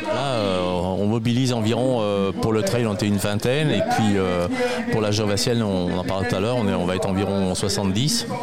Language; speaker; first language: French; native; French